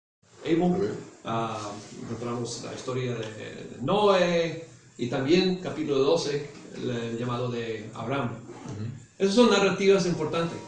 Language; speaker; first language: Spanish; non-native, fluent; English